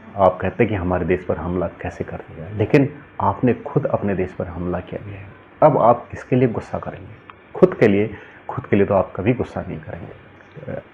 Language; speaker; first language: Hindi; native; Hindi